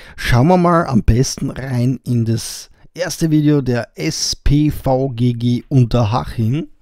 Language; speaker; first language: German; native; German